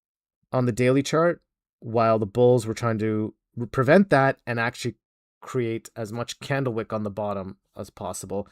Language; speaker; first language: English; native; English